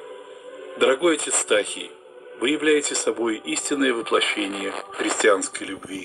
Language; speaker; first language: Russian; native; Russian